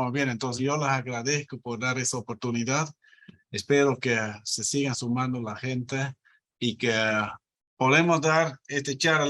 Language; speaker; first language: Spanish; non-native, fluent; Dutch